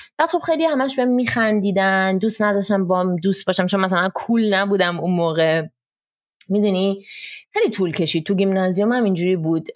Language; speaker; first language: Persian; early bilingual, heritage; Persian